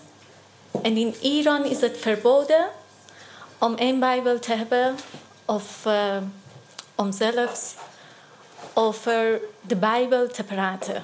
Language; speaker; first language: Dutch; non-native, learner; Persian